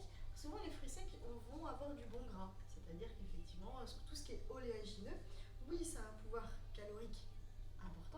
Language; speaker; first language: French; native; French